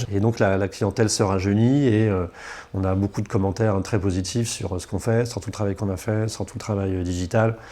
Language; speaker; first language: French; native; French